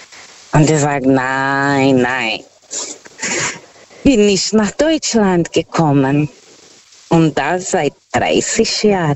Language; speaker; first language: German; non-native, fluent; Portuguese